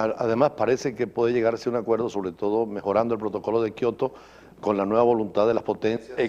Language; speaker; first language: Spanish; native; Spanish